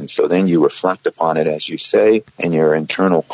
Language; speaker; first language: English; native; English